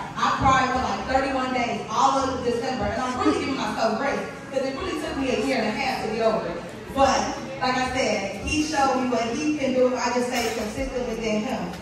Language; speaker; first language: English; native; English